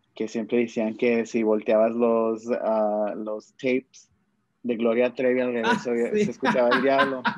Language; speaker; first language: Spanish; early bilingual, heritage; Spanish